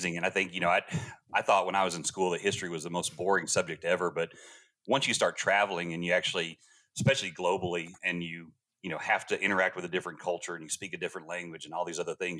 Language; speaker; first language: English; native; English